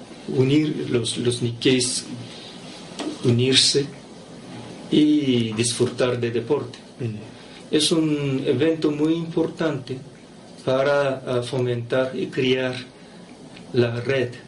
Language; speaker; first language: Spanish; non-native, fluent; Japanese